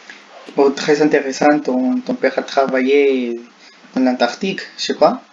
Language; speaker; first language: French; non-native, learner; Spanish